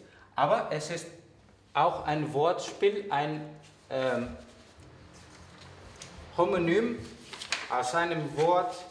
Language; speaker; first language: German; non-native, fluent; Greek